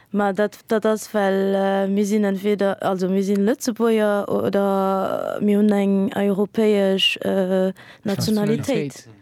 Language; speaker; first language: Luxembourgish; early bilingual, other home language; Kabuverdianu